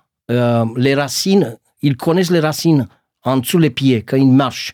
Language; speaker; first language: French; non-native, fluent; Romanian